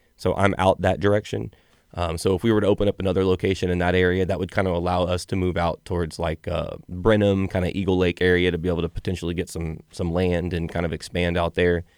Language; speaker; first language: English; native; English